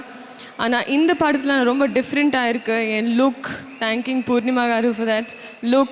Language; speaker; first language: Tamil; non-native, learner; Telugu